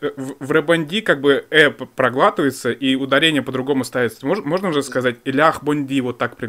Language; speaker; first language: Russian; native; Russian